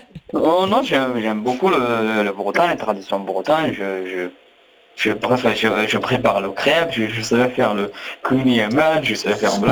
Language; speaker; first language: French; non-native, learner; Somali